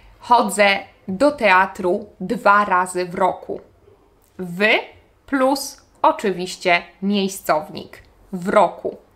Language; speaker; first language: Polish; native; Polish